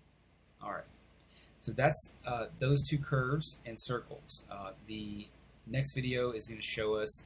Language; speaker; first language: English; native; English